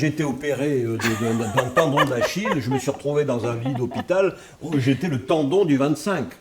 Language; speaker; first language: French; native; French